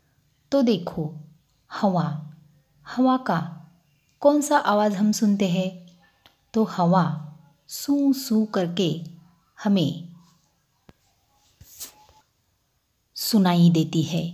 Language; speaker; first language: Hindi; non-native, local second language; Marathi